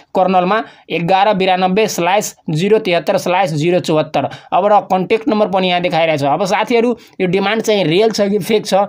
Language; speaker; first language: Nepali; non-native, local second language; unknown